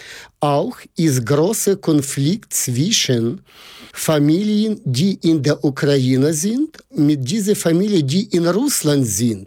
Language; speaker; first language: German; non-native, learner; Ukrainian